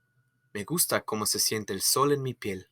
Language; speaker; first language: Spanish; non-native, fluent; English